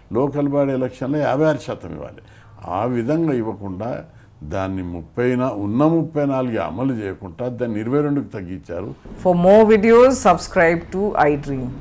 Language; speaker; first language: Telugu; native; Telugu